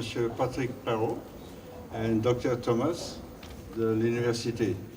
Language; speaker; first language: French; non-native, fluent; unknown